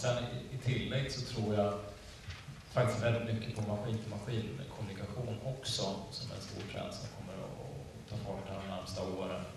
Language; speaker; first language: Swedish; native; Swedish